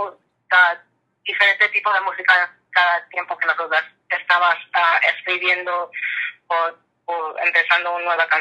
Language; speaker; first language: Spanish; early bilingual, heritage; English